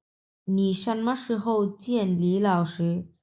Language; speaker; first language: Chinese; non-native, fluent; Bangla